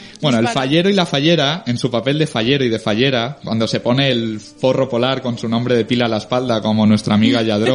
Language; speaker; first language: Spanish; native; Spanish